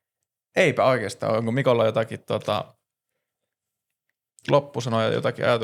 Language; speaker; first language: Finnish; native; Finnish